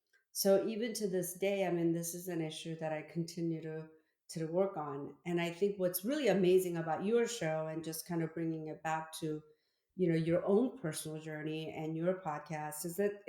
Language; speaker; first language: English; early bilingual, other home language; Korean